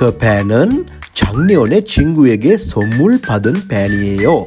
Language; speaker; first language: Korean; non-native, fluent; Sinhala